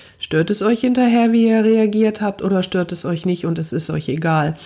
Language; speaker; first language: German; native; German